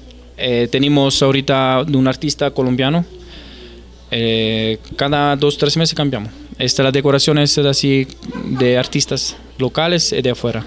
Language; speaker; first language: Spanish; non-native, fluent; Italian